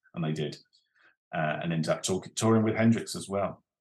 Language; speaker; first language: English; native; English